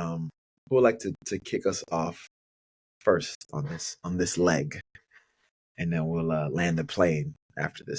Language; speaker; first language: English; native; English